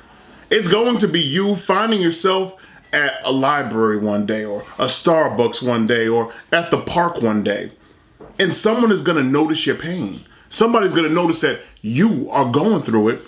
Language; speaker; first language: English; native; English